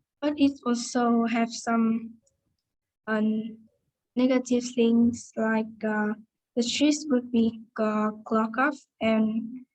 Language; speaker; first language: English; non-native, learner; Vietnamese